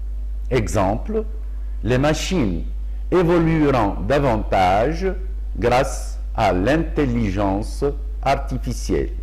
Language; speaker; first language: French; non-native, local second language; Arabic